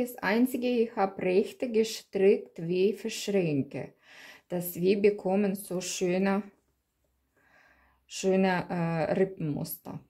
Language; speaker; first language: German; non-native, learner; Russian